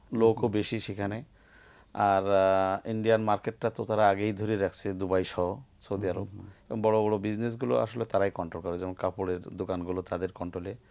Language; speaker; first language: Bangla; native; Bangla